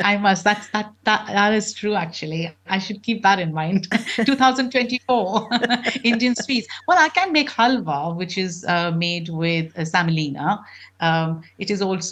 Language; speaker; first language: English; non-native, local second language; Punjabi